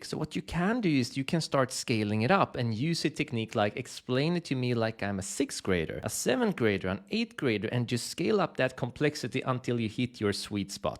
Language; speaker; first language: English; native; English